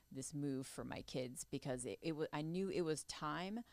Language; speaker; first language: English; native; English